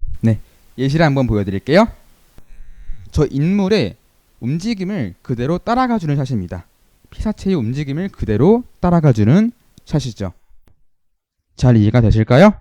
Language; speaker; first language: Korean; native; Korean